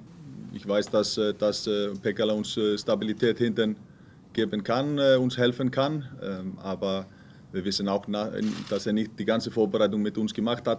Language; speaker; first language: German; non-native, fluent; Icelandic